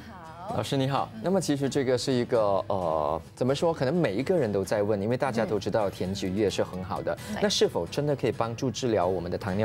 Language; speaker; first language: Chinese; native; Chinese